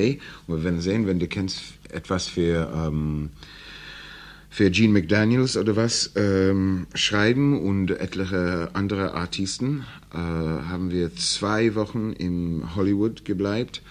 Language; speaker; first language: German; non-native, learner; English